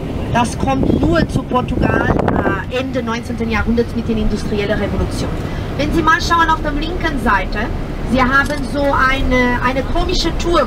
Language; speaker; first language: German; non-native, fluent; Portuguese